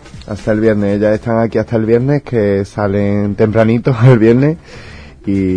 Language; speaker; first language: Spanish; native; Spanish